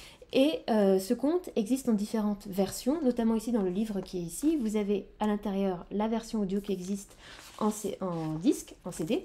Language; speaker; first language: French; native; French